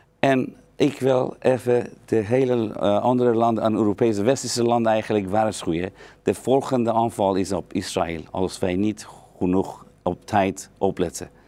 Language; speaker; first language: Dutch; non-native, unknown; Persian